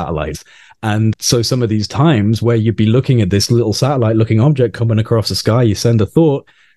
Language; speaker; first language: English; native; English